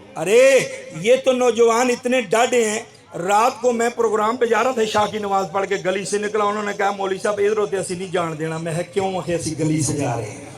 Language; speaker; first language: Urdu; non-native, local second language; Pashto